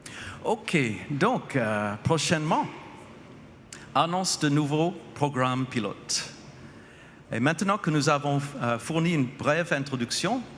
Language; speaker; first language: French; non-native, fluent; English